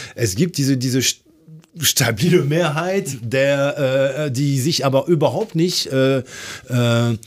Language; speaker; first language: German; non-native, fluent; French